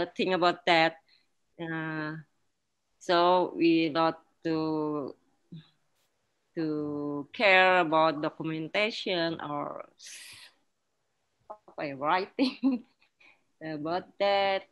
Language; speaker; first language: English; non-native, learner; Indonesian